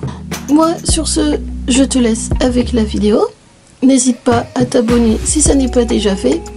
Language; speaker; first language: French; native; French